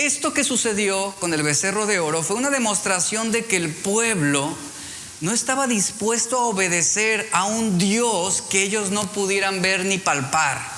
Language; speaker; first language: Spanish; native; Spanish